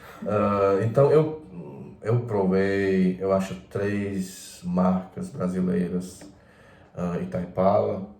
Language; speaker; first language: Portuguese; non-native, fluent; Croatian